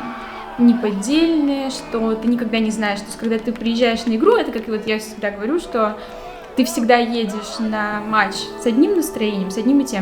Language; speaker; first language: Russian; native; Russian